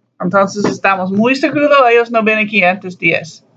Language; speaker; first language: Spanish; non-native, learner; English